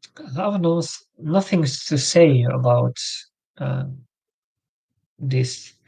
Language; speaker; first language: English; non-native, learner; French